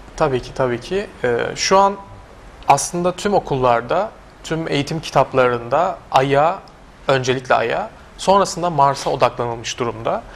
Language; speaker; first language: Turkish; native; Turkish